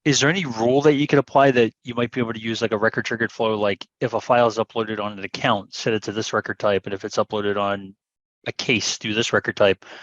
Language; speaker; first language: English; native; English